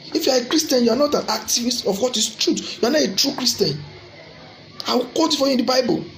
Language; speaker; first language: English; non-native, local second language; Yoruba